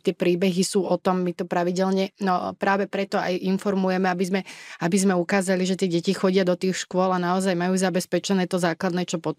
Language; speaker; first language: Slovak; native; Slovak